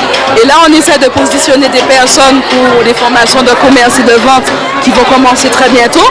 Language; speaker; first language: French; native; French